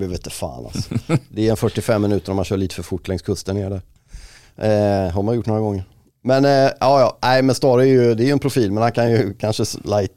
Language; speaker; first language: Swedish; native; Swedish